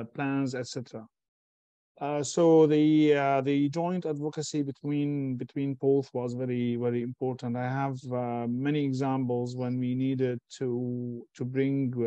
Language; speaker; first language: English; non-native, fluent; Arabic